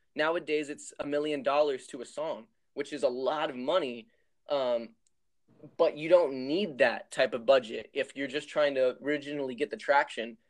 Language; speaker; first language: English; native; English